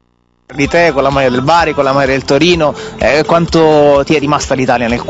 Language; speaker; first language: Italian; native; Italian